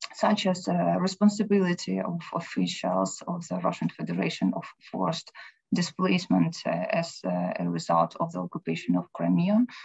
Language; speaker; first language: English; non-native, learner; Ukrainian